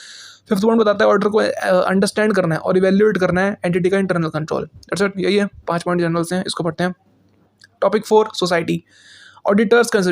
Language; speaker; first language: Hindi; native; Hindi